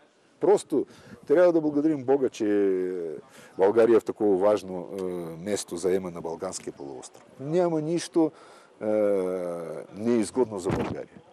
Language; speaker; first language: Bulgarian; non-native, fluent; Russian